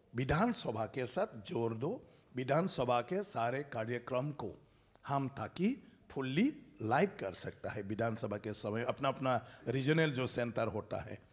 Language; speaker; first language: Hindi; non-native, local second language; Bodo